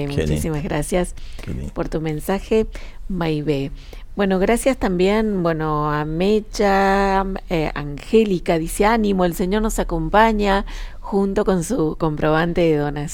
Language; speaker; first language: Spanish; native; Spanish